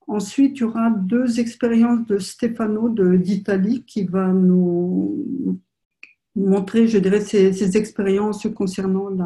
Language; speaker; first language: French; native; French